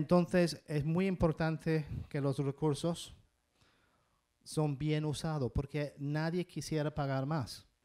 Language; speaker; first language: Spanish; non-native, fluent; English